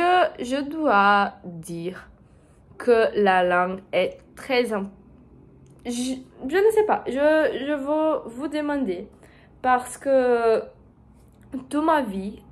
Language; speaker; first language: French; non-native, learner; Portuguese